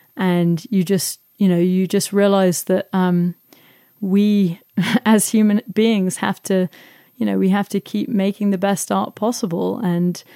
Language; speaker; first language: English; native; English